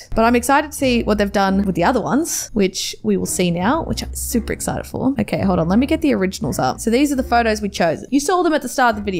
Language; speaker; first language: English; native; English